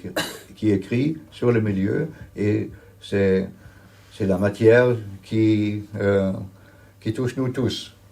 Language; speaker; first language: French; non-native, learner; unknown